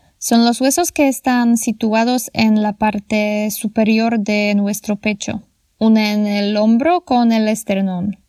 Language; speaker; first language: Spanish; non-native, fluent; Polish